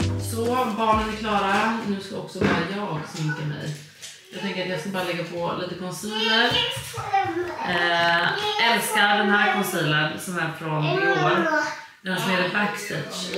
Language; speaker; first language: Swedish; native; Swedish